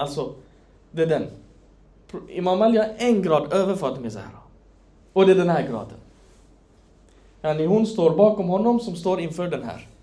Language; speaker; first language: Swedish; non-native, fluent; Persian